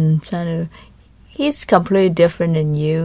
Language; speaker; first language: English; non-native, fluent; Vietnamese